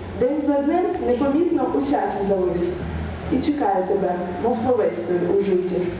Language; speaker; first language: Ukrainian; native; Ukrainian